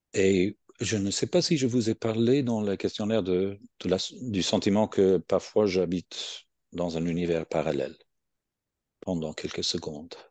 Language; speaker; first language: French; non-native, fluent; English